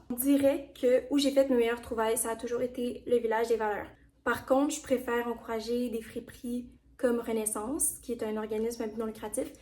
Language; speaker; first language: French; native; French